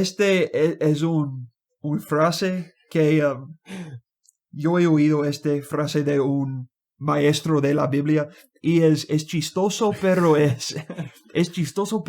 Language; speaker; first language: Spanish; non-native, learner; English